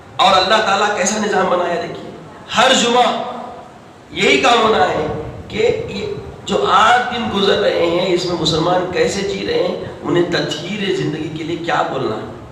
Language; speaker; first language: Urdu; native; Urdu